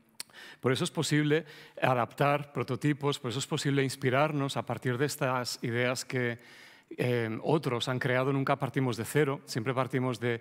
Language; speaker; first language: Spanish; native; Spanish